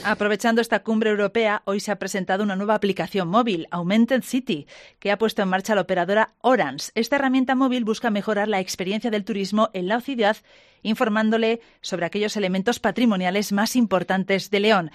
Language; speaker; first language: Spanish; native; Spanish